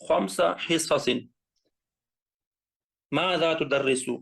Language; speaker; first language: Arabic; non-native, learner; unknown